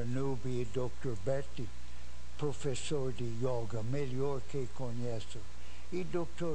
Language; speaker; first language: Portuguese; non-native, fluent; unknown